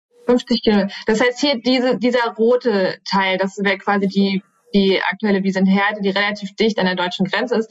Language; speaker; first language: German; native; German